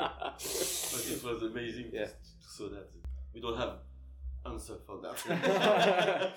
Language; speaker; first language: English; non-native, learner; French